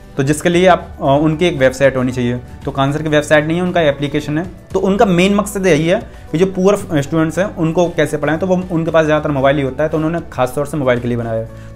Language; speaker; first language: Hindi; native; Hindi